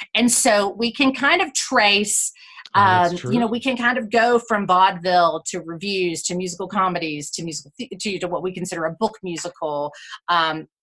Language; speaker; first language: English; native; English